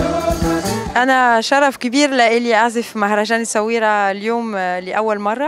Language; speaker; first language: Arabic; native; Arabic